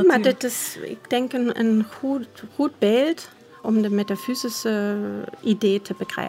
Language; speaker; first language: Dutch; non-native, fluent; German